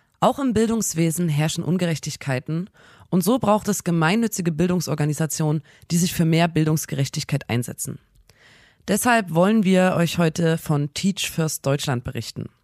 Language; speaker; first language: German; native; German